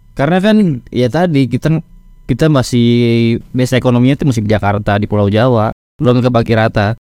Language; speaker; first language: Indonesian; native; Indonesian